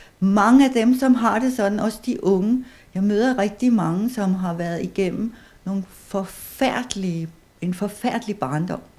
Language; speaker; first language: Danish; native; Danish